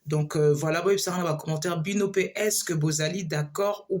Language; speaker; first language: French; non-native, local second language; Lingala